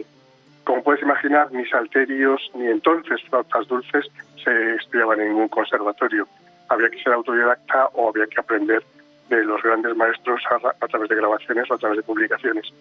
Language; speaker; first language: Spanish; native; Spanish